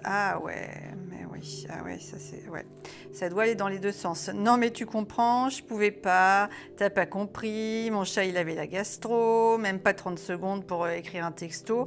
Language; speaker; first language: French; native; French